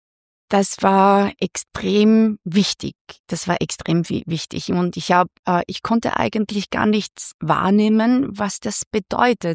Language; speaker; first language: German; non-native, fluent; Chinese